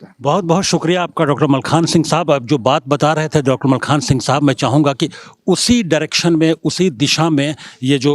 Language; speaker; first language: Hindi; native; Hindi